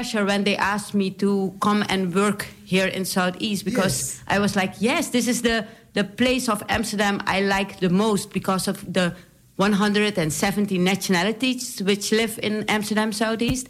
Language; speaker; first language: English; non-native, fluent; Dutch